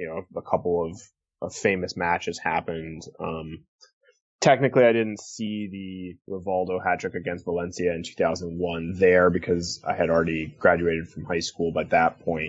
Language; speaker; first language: English; native; English